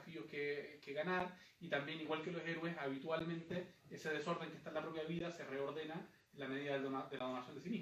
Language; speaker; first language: Spanish; native; Spanish